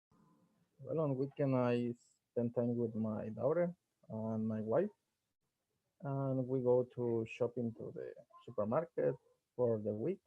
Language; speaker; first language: English; non-native, learner; Spanish